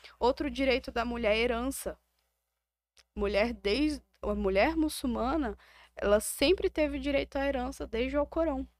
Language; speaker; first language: Portuguese; native; Portuguese